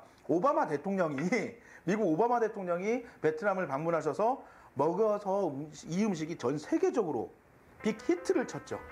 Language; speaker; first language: Korean; native; Korean